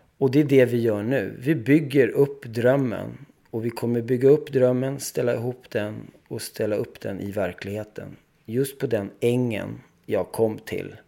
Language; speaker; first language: Swedish; early bilingual, other home language; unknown